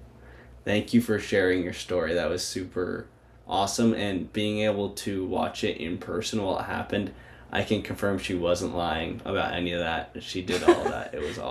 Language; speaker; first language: English; native; English